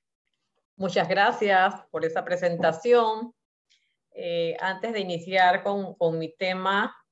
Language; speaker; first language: Spanish; native; Spanish